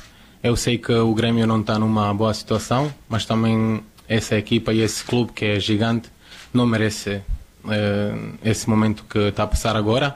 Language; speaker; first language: Portuguese; non-native, fluent; Croatian